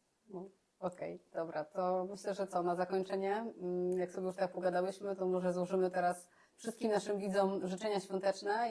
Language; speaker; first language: Polish; native; Polish